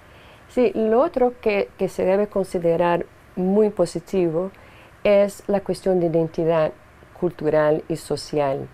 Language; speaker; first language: Spanish; non-native, fluent; Portuguese